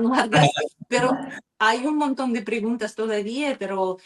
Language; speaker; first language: Spanish; non-native, learner; Russian